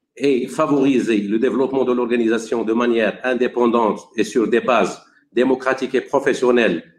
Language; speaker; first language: French; non-native, local second language; Arabic